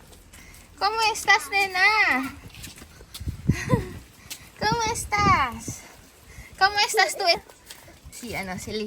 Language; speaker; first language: Spanish; non-native, learner; Filipino